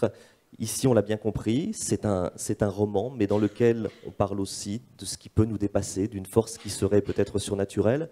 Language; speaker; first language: French; native; French